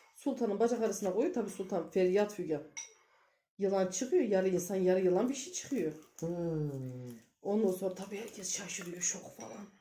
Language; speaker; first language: Turkish; native; Turkish